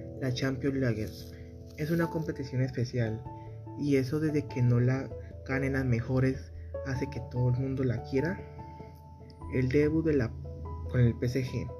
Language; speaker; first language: Spanish; native; Spanish